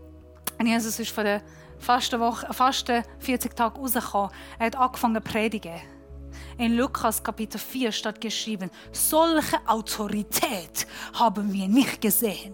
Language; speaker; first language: German; non-native, fluent; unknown